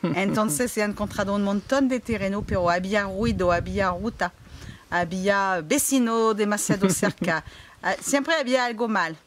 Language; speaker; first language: Spanish; non-native, learner; French